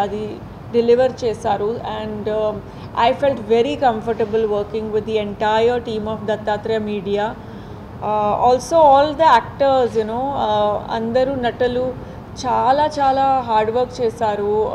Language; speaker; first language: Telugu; non-native, fluent; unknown